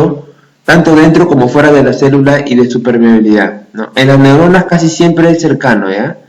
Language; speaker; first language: Spanish; native; Spanish